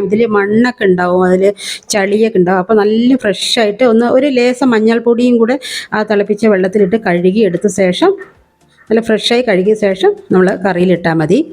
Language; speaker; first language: Malayalam; native; Malayalam